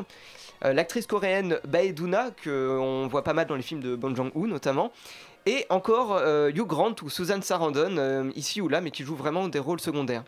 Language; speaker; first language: French; native; French